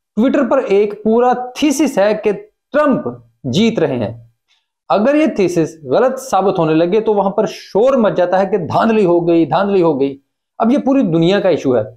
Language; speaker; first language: Urdu; native; Urdu